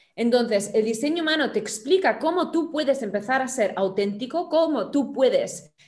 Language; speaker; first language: Spanish; non-native, fluent; German